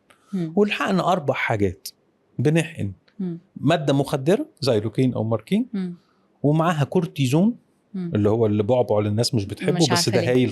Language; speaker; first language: Arabic; native; Arabic